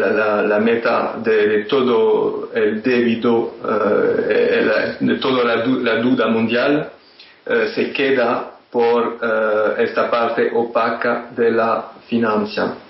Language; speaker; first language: Spanish; non-native, fluent; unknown